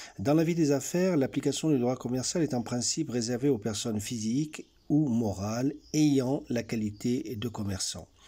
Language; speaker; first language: French; non-native, local second language; Arabic